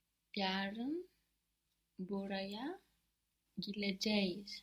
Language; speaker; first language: Turkish; non-native, learner; English